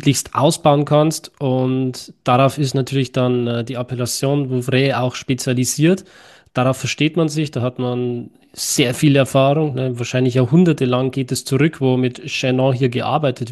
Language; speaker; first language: German; native; German